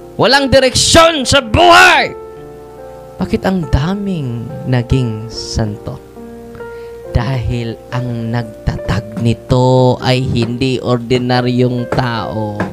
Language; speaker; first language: Filipino; non-native, local second language; Cebuano